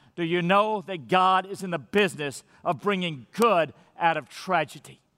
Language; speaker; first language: English; native; English